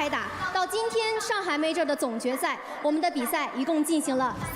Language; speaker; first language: Chinese; native; Chinese